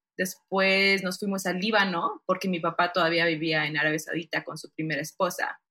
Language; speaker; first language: Spanish; early bilingual, heritage; Spanish